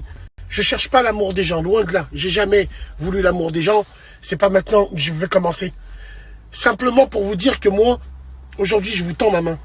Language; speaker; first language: French; native; French